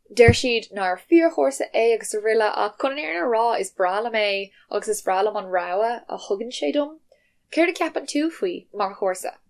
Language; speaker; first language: Irish; non-native, local second language; English